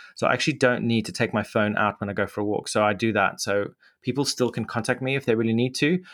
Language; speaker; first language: English; native; English